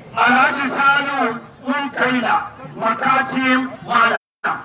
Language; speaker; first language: Hausa; non-native, local second language; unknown